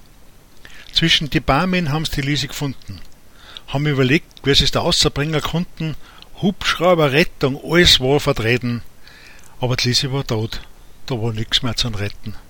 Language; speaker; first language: German; native; German